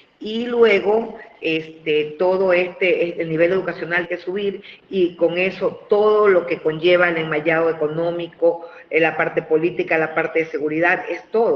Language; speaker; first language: Spanish; native; Spanish